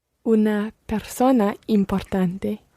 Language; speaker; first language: Spanish; non-native, learner; English